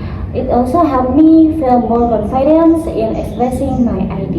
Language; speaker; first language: English; non-native, learner; Indonesian